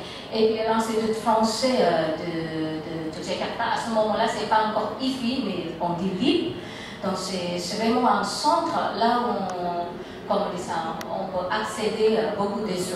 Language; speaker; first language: French; non-native, fluent; Indonesian